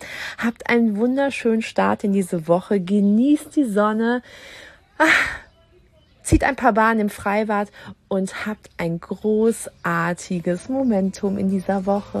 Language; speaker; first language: German; native; German